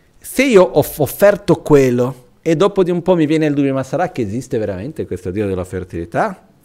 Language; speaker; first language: Italian; non-native, fluent; Portuguese